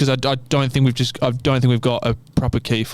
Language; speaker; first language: English; native; English